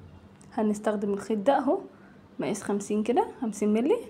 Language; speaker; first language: Arabic; native; Arabic